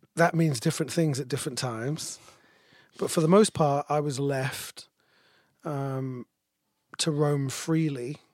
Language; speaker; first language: English; native; English